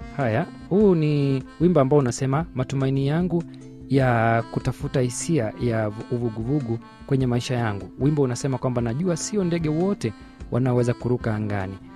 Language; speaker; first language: Swahili; native; Swahili